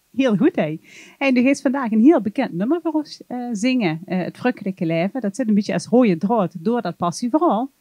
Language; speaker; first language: Dutch; native; Dutch